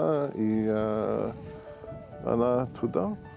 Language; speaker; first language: Russian; non-native, learner; English